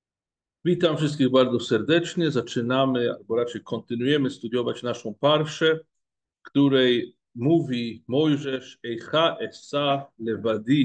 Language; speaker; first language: Polish; non-native, fluent; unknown